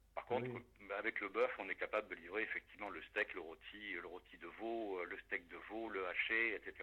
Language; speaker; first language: French; native; French